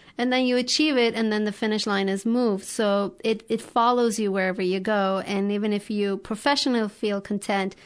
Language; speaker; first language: English; non-native, fluent; Turkish